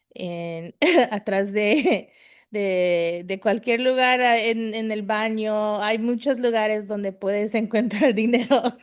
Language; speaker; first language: Spanish; early bilingual, heritage; Spanish